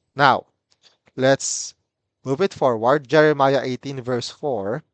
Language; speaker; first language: English; non-native, local second language; Filipino